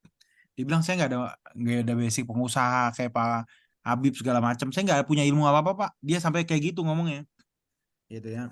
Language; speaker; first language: Indonesian; native; Indonesian